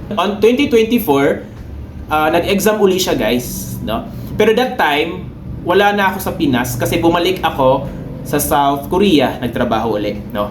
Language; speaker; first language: Filipino; non-native, local second language; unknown